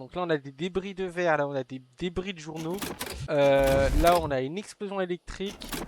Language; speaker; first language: French; native; French